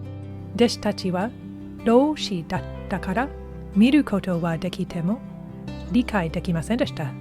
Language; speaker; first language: Japanese; non-native, learner; English